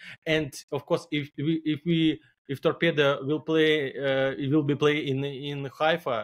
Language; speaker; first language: English; non-native, learner; Belarusian